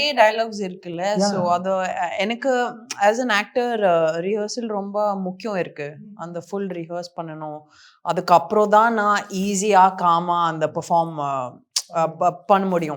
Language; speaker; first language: Tamil; non-native, learner; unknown